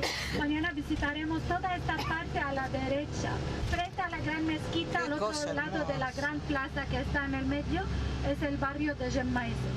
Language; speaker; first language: Spanish; non-native, fluent; Arabic